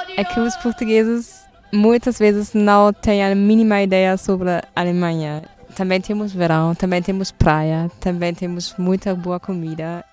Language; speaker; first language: Portuguese; non-native, fluent; German